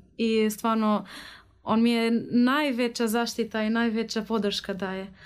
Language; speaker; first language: Croatian; non-native, learner; Arabic